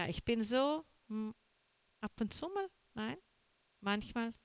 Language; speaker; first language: German; non-native, learner; Portuguese